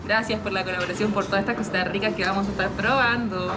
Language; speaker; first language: Spanish; native; Spanish